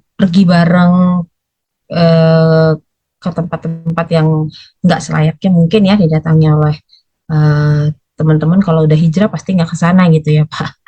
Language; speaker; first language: Indonesian; native; Indonesian